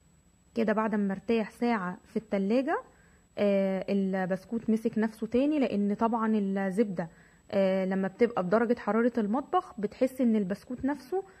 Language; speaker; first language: Arabic; native; Arabic